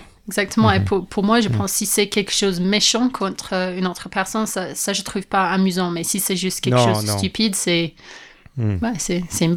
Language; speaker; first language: French; non-native, fluent; English